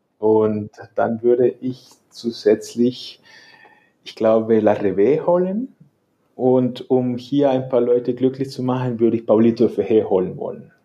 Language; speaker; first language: German; non-native, fluent; Spanish